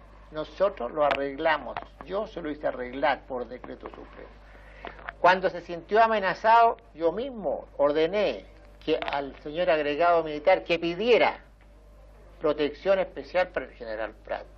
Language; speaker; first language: Spanish; native; Spanish